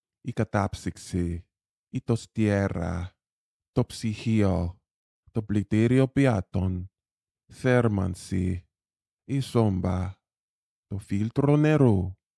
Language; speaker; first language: Greek; non-native, learner; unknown